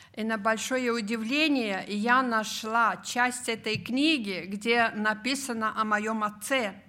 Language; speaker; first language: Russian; non-native, local second language; Latvian